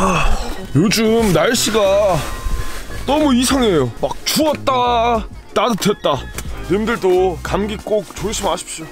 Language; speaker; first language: Korean; early bilingual, heritage; Korean